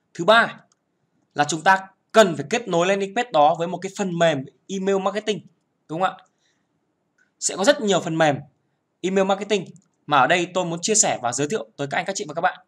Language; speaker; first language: Vietnamese; native; Vietnamese